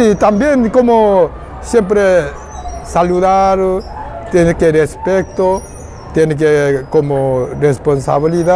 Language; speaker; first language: Spanish; non-native, learner; Korean